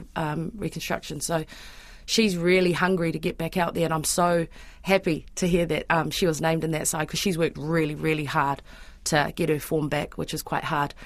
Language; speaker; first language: English; native; English